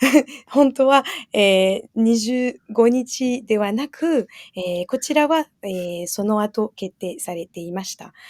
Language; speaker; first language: Japanese; non-native, fluent; French